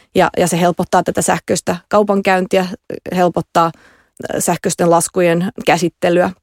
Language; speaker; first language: Finnish; non-native, local second language; Russian